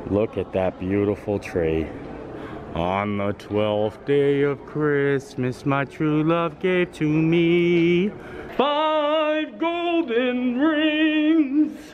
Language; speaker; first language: English; native; English